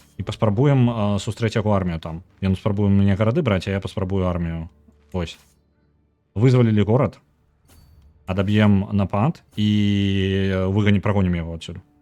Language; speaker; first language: Belarusian; non-native, local second language; Russian